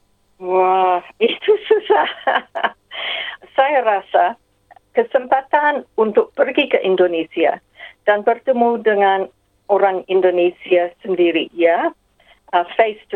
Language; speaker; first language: Indonesian; non-native, fluent; English